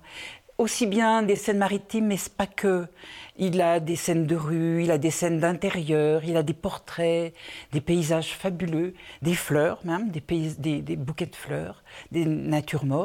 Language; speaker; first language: French; native; French